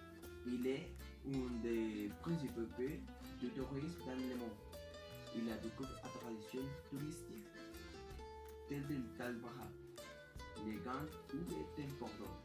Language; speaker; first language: French; non-native, learner; Spanish